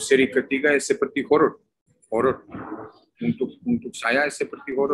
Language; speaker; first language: Indonesian; non-native, fluent; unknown